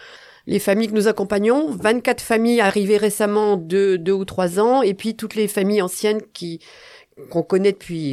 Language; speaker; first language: French; native; French